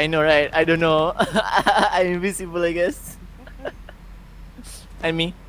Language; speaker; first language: English; non-native, fluent; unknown